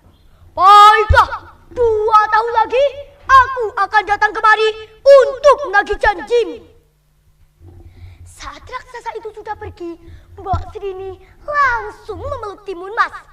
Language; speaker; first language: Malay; non-native, local second language; Javanese